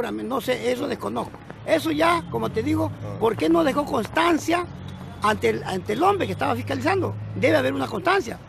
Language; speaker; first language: Spanish; native; Spanish